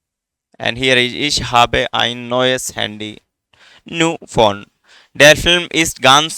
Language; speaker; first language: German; non-native, fluent; Hindi